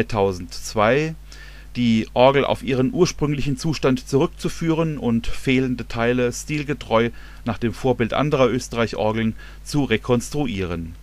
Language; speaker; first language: German; native; German